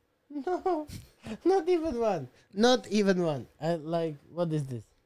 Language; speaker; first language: English; non-native, fluent; Slovak